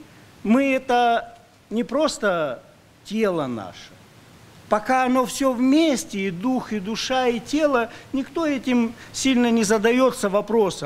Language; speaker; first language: Russian; native; Russian